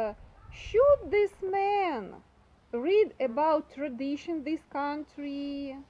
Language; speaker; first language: English; non-native, learner; Russian